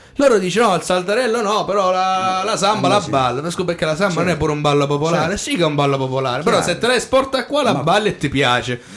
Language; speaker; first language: Italian; native; Italian